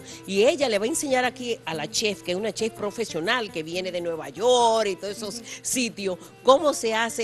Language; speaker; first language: Spanish; native; Spanish